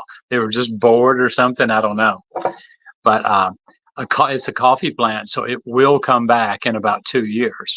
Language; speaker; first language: English; native; English